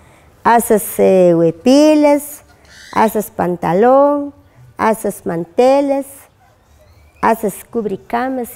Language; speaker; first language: Spanish; non-native, local second language; Kaqchikel